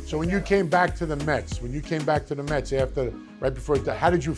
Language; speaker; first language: English; native; English